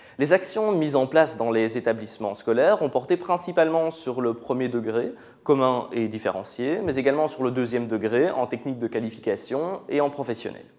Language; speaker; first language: French; native; French